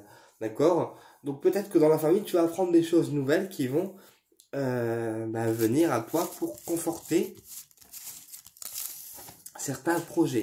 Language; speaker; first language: French; native; French